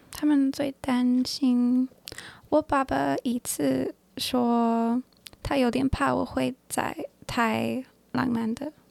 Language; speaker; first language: Chinese; non-native, learner; English